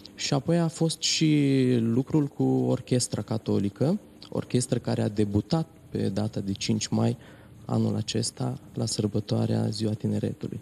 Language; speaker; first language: Romanian; native; Romanian